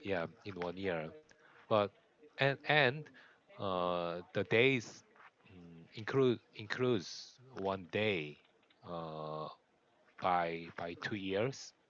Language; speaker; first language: English; non-native, learner; Korean